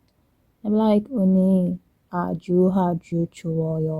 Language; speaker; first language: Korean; non-native, learner; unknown